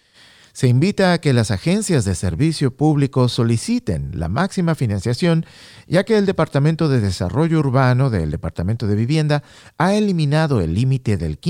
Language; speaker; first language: Spanish; native; Spanish